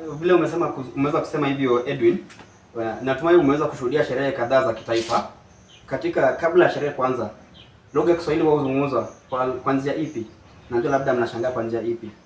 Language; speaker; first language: Swahili; non-native, local second language; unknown